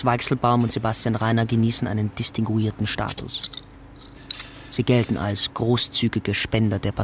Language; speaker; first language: German; native; German